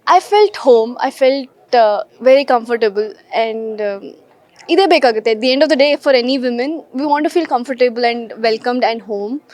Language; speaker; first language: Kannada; early bilingual, heritage; Kannada